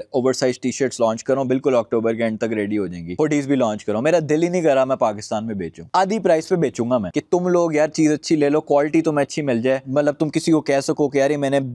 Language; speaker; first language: Urdu; native; Urdu